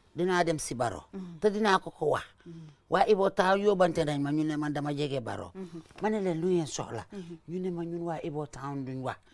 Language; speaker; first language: Wolof; native; Wolof